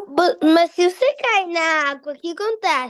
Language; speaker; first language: Portuguese; early bilingual, heritage; Portuguese